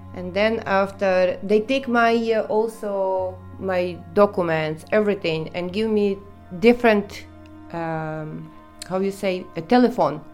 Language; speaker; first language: English; non-native, learner; Ukrainian